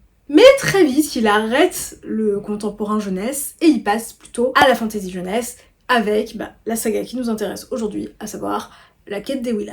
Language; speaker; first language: French; native; French